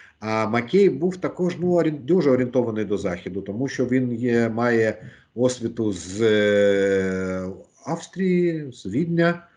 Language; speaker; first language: Ukrainian; non-native, local second language; Russian